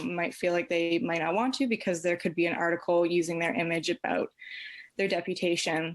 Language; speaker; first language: English; native; English